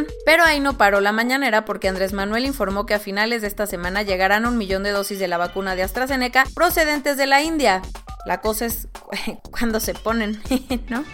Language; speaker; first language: Spanish; native; Spanish